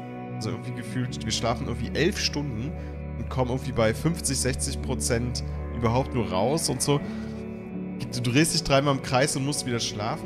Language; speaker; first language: German; native; German